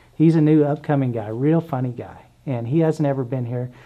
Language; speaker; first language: English; native; English